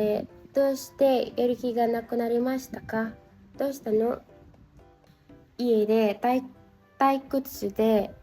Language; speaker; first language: Japanese; non-native, learner; Indonesian